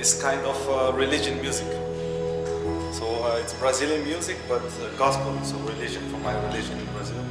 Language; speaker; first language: English; non-native, learner; Portuguese